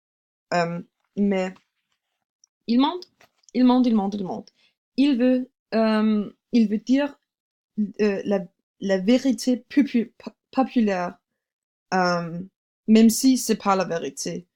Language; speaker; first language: French; non-native, learner; English